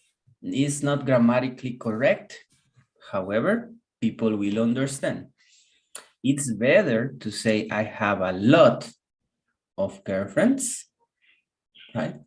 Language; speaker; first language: English; non-native, fluent; Spanish